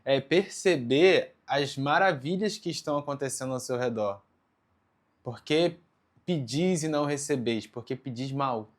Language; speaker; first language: Portuguese; native; Portuguese